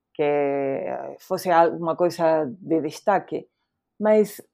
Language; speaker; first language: Portuguese; non-native, fluent; Spanish